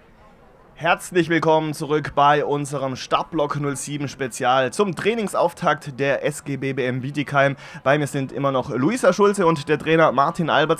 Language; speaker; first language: German; native; German